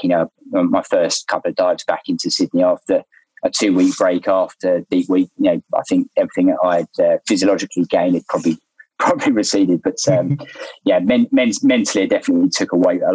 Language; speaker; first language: English; native; English